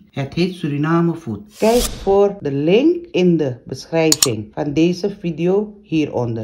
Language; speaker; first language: Dutch; non-native, local second language; Caribbean Hindustani